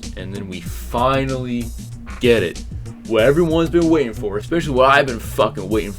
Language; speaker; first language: English; native; English